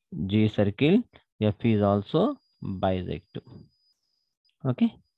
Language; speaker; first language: English; non-native, local second language; Telugu